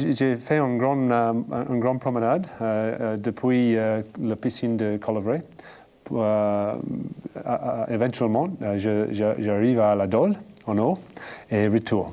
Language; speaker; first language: French; non-native, learner; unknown